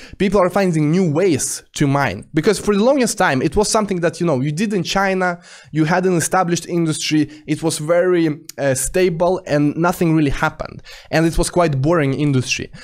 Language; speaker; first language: English; non-native, fluent; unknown